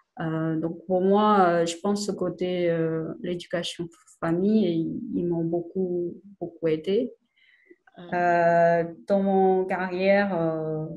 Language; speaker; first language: French; non-native, fluent; Chinese